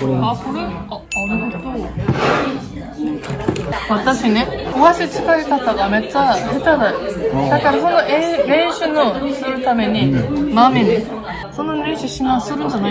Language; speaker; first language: Japanese; non-native, learner; Korean